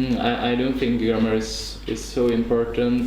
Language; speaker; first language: English; non-native, learner; Czech